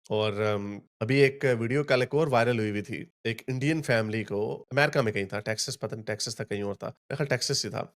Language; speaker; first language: Urdu; native; Urdu